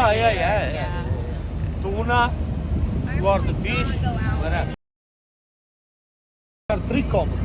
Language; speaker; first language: English; non-native, fluent; Italian